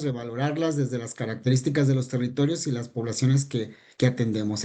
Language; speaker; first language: Spanish; native; Spanish